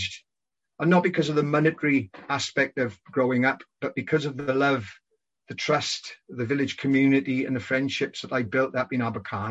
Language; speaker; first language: English; native; English